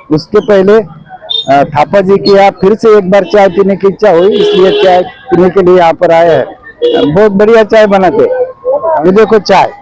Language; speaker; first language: Hindi; non-native, local second language; Marathi